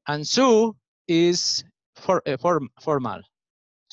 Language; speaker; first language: English; non-native, learner; Spanish